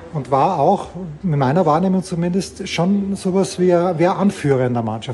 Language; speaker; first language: German; native; German